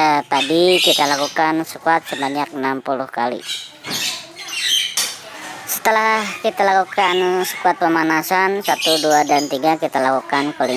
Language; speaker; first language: Indonesian; native; Indonesian